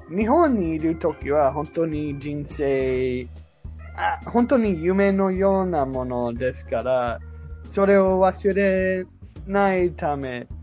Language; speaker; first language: Japanese; non-native, fluent; English